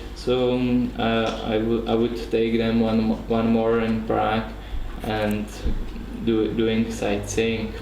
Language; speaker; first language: English; non-native, learner; Czech